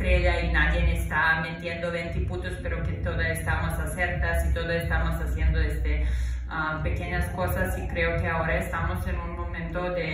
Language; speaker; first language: Spanish; non-native, fluent; Serbian